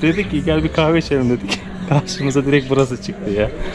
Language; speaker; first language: Turkish; native; Turkish